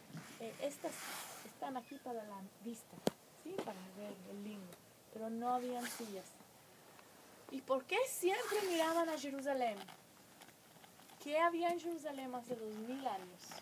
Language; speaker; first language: Spanish; non-native, fluent; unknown